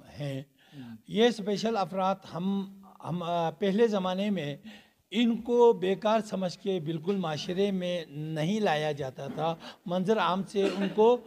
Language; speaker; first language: Urdu; non-native, local second language; Balti